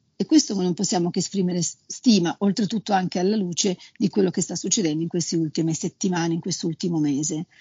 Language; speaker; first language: Italian; native; Italian